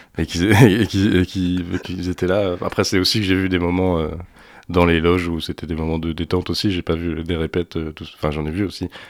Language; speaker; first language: French; native; French